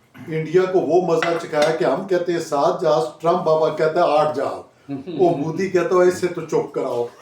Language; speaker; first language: Urdu; non-native, local second language; Punjabi